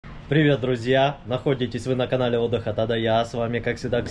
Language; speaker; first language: Russian; native; Russian